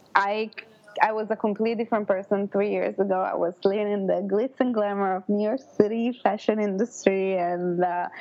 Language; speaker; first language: English; non-native, fluent; Italian